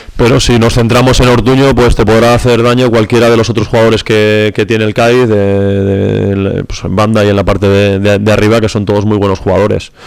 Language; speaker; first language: Spanish; non-native, local second language; Catalan